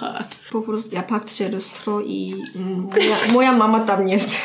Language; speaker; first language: Polish; non-native, learner; Korean